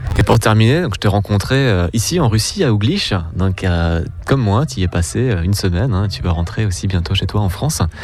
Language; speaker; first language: French; native; French